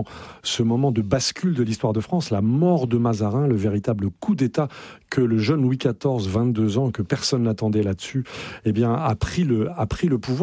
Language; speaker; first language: French; native; French